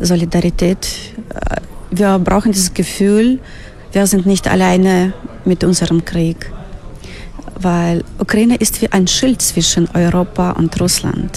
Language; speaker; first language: German; non-native, fluent; Ukrainian